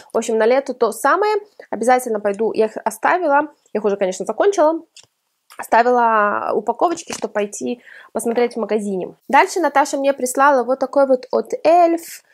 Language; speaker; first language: Russian; early bilingual, heritage; Russian